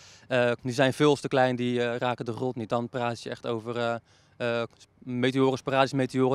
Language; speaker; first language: Dutch; native; Dutch